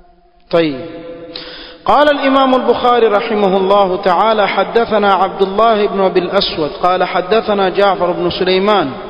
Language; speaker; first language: Arabic; non-native, fluent; Swahili